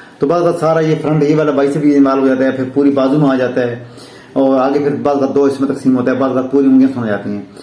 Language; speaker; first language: Urdu; non-native, local second language; Punjabi